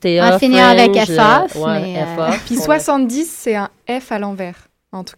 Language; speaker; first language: French; native; French